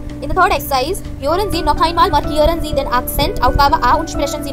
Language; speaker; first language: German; non-native, fluent; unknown